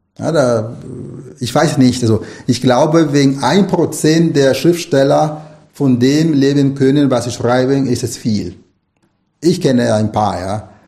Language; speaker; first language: German; non-native, fluent; Spanish